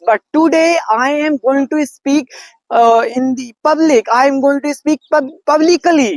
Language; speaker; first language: English; non-native, learner; Hindi